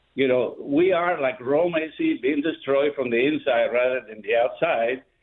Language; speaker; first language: English; non-native, fluent; Spanish